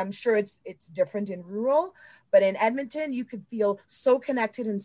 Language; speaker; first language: English; native; English